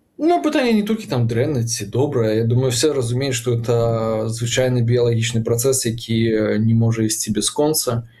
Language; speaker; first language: Belarusian; non-native, local second language; Russian